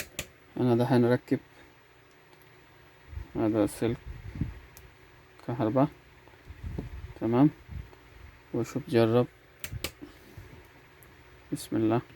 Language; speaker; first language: Arabic; non-native, learner; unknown